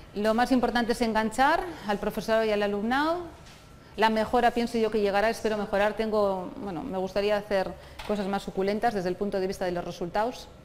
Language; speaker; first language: Spanish; non-native, local second language; Basque